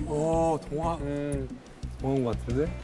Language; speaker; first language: Korean; native; Korean